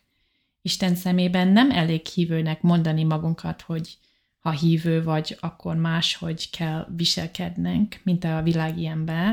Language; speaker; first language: Hungarian; non-native, learner; English